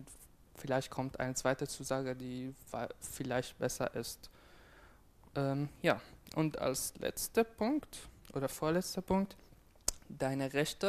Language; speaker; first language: German; non-native, fluent; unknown